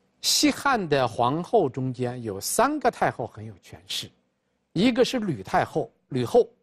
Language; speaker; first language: Chinese; native; Chinese